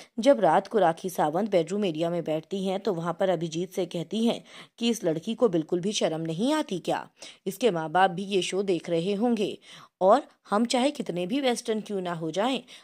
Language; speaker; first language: Hindi; native; Hindi